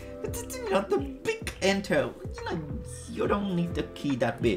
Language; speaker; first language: English; non-native, fluent; Vietnamese